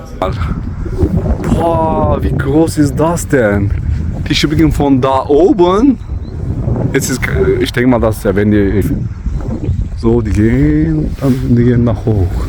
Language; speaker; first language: German; non-native, learner; Turkish